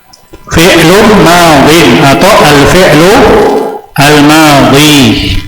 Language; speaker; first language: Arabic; non-native, fluent; Indonesian